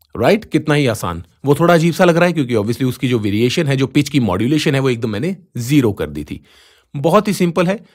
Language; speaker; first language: Hindi; native; Hindi